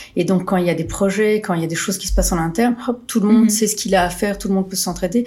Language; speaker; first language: French; early bilingual, other home language; Portuguese